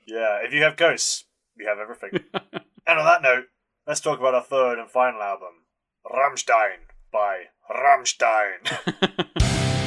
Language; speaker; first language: English; native; English